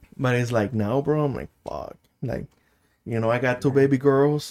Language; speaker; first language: English; early bilingual, other home language; Spanish